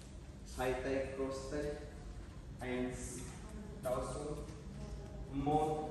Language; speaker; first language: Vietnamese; non-native, learner; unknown